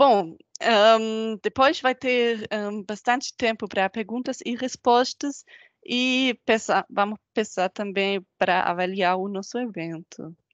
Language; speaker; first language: Portuguese; non-native, fluent; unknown